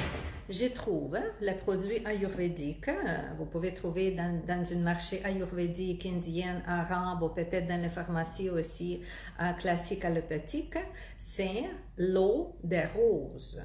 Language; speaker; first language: French; non-native, fluent; Russian